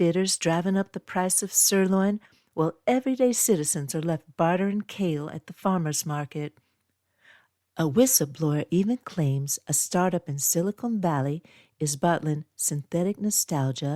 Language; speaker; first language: English; native; English